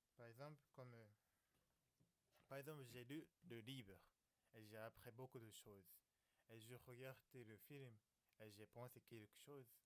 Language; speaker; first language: French; non-native, learner; Japanese